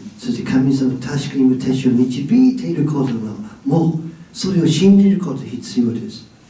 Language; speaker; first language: Japanese; non-native, fluent; English